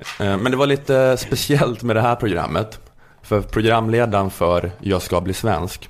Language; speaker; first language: Swedish; native; Swedish